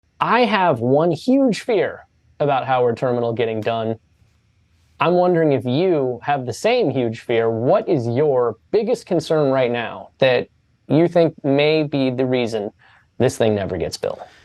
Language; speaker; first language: English; native; English